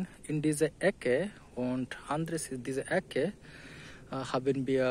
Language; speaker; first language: German; non-native, learner; Bangla